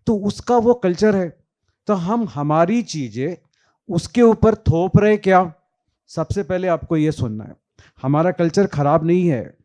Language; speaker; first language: Hindi; non-native, local second language; Marathi